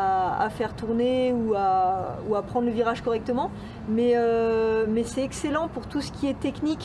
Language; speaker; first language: French; native; French